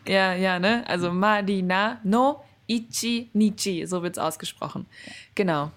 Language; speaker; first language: German; native; German